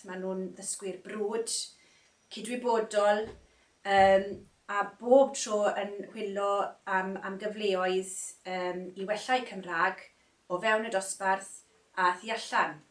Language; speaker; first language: Welsh; native; Welsh